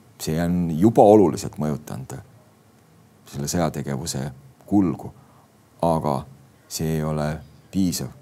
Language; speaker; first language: Estonian; native; Estonian